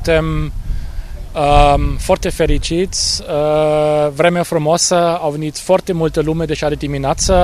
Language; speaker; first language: Romanian; non-native, fluent; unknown